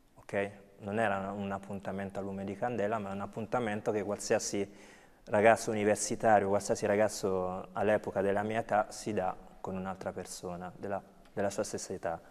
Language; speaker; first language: Italian; early bilingual, other home language; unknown